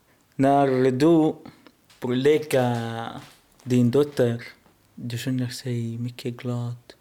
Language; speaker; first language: Swedish; non-native, learner; Arabic